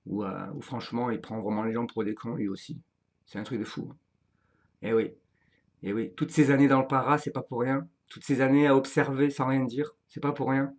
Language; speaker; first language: French; native; French